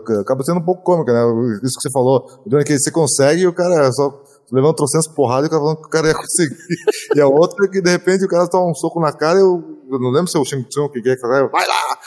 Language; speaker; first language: Portuguese; native; Portuguese